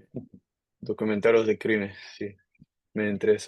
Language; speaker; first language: Spanish; non-native, learner; Dutch